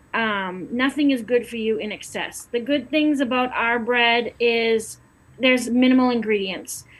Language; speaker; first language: English; native; English